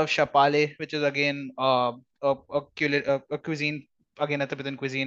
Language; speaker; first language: English; non-native, local second language; Hindi